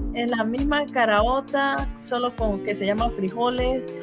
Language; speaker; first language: Spanish; native; Spanish